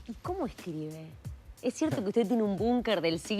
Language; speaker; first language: Spanish; native; Spanish